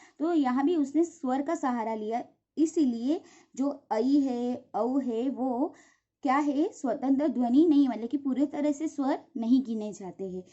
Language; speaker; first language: Hindi; non-native, local second language; Gujarati